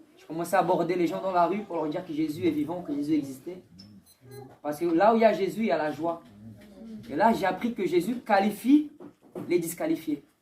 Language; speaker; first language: French; early bilingual, other home language; Portuguese